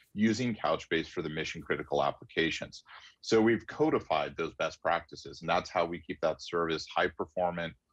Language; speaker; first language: English; native; English